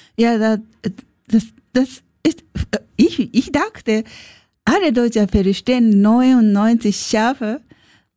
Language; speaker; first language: German; non-native, learner; Japanese